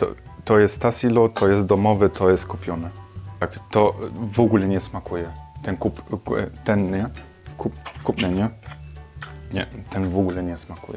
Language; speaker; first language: Polish; non-native, learner; German